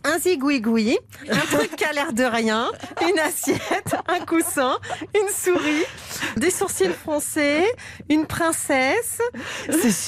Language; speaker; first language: French; native; French